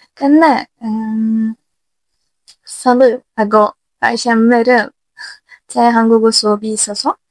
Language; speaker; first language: Korean; non-native, learner; Turkish